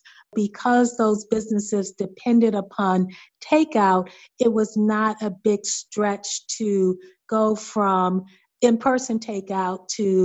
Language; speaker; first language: English; native; English